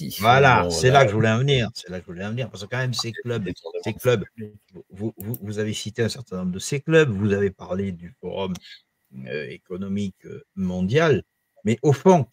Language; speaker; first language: French; native; French